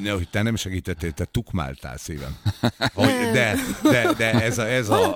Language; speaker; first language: Hungarian; native; Hungarian